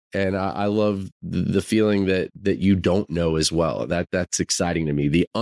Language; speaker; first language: English; native; English